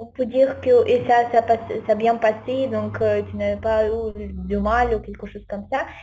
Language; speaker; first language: French; non-native, fluent; Ukrainian